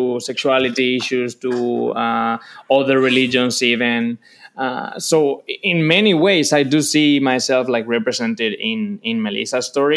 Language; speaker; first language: English; non-native, fluent; Spanish